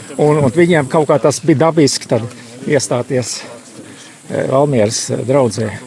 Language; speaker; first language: Latvian; early bilingual, heritage; Latvian